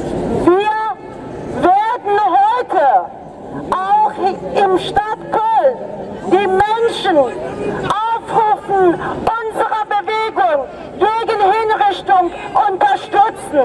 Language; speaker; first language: German; non-native, fluent; Persian